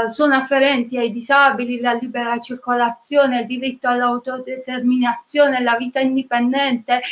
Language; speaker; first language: Italian; native; Italian